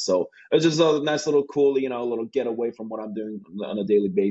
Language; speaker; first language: English; non-native, fluent; Korean